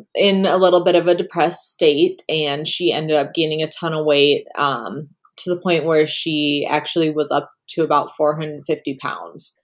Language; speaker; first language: English; native; English